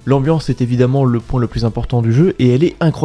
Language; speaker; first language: French; native; French